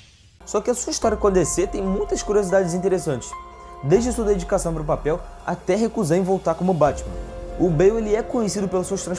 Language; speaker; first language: Portuguese; native; Portuguese